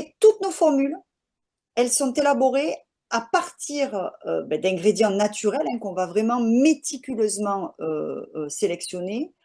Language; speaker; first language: French; native; French